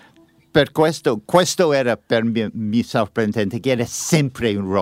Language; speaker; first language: Italian; non-native, learner; English